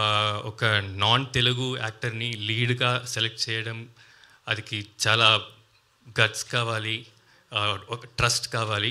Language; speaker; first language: Telugu; non-native, learner; Tamil